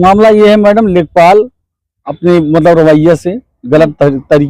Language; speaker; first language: Hindi; native; Hindi